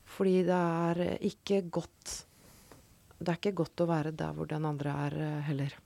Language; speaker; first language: Norwegian; native; Norwegian